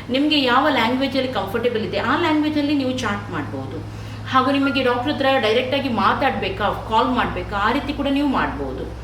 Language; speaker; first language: Kannada; native; Kannada